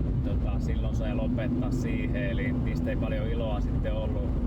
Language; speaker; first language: Finnish; native; Finnish